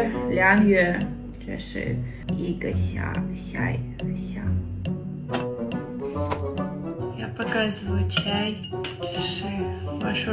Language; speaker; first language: Chinese; non-native, learner; Russian